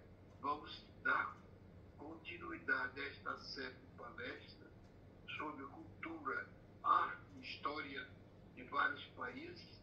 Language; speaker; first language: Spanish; non-native, fluent; Portuguese